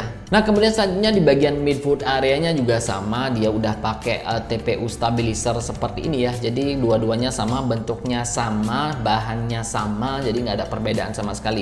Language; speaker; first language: Indonesian; native; Indonesian